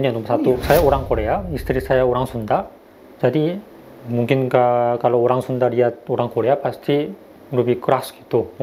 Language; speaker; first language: Indonesian; non-native, fluent; Korean